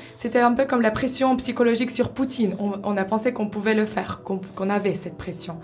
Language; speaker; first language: French; non-native, fluent; Ukrainian